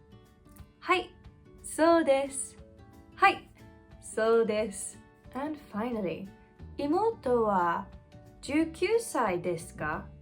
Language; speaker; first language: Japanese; non-native, fluent; English